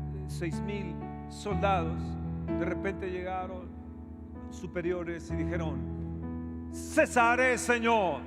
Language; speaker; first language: Spanish; native; Spanish